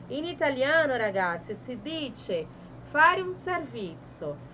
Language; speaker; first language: Italian; non-native, fluent; Portuguese